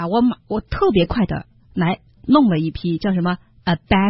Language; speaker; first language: Chinese; native; Chinese